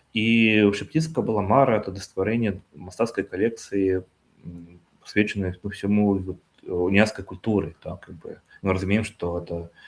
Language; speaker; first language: Belarusian; non-native, local second language; Russian